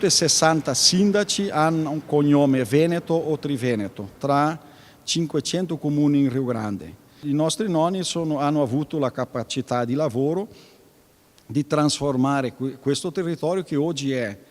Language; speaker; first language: Italian; early bilingual, heritage; Venetian